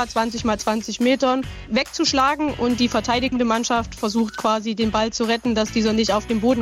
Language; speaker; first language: German; native; German